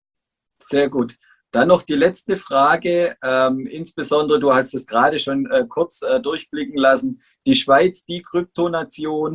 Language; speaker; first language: German; native; German